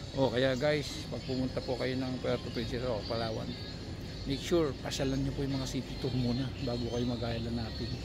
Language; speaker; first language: Filipino; native; Filipino